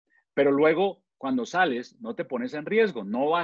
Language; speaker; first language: Spanish; native; Spanish